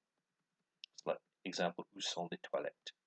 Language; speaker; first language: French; non-native, learner; English